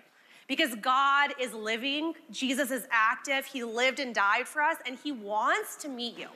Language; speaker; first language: English; native; English